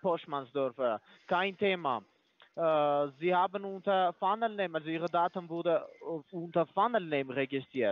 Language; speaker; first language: German; non-native, fluent; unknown